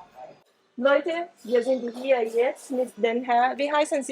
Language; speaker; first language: German; non-native, fluent; Portuguese